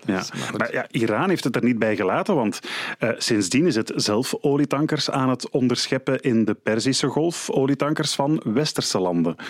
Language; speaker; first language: Dutch; native; Dutch